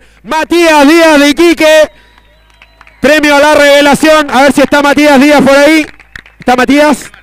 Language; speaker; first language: Spanish; native; Spanish